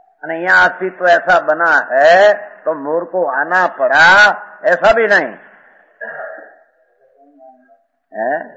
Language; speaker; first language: Hindi; non-native, local second language; Gujarati